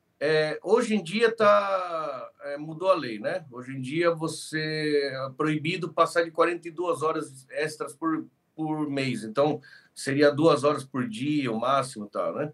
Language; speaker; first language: Portuguese; early bilingual, other home language; Spanish